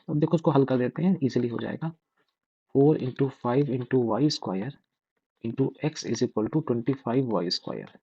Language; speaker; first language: Hindi; native; Hindi